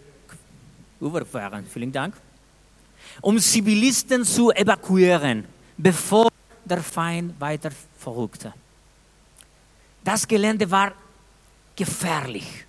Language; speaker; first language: German; non-native, fluent; Spanish